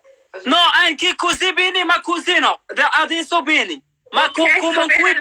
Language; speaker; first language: Italian; non-native, learner; Arabic